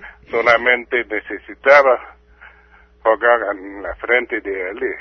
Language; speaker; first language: Spanish; non-native, fluent; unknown